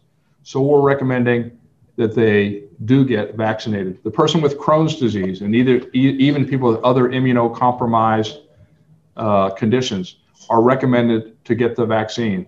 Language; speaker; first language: English; native; English